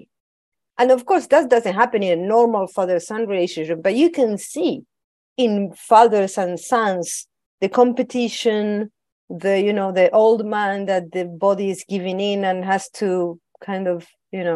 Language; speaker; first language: English; non-native, fluent; Spanish